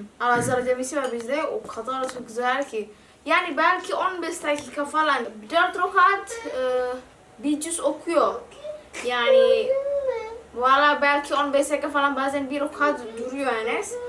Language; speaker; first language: Turkish; non-native, learner; Indonesian